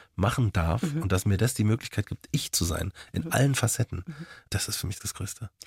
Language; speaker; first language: German; native; German